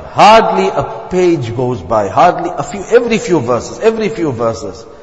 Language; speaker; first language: English; native; English